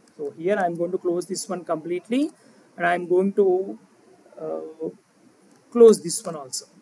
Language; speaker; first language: English; non-native, local second language; Telugu